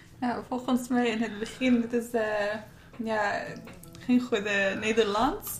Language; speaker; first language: Dutch; non-native, learner; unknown